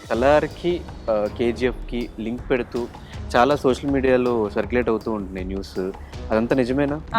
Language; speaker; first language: Telugu; native; Telugu